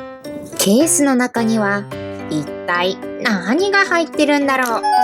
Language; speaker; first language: Japanese; native; Japanese